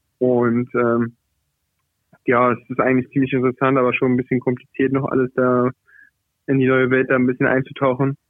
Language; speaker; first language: German; early bilingual, other home language; Portuguese